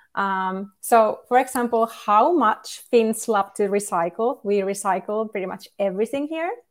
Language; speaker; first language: English; non-native, fluent; Finnish